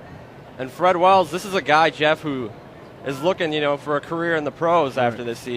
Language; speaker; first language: English; native; English